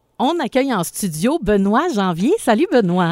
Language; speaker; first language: French; native; French